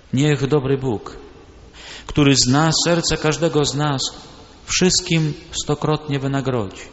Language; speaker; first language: Polish; early bilingual, other home language; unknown